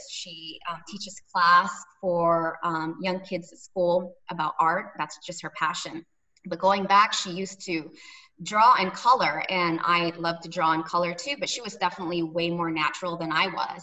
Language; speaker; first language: English; early bilingual, other home language; Cebuano